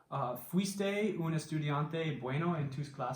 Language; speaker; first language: Spanish; non-native, learner; English